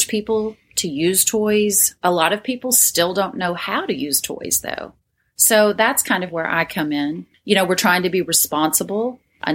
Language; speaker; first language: English; native; English